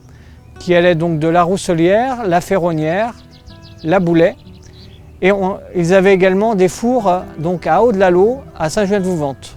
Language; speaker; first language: French; native; French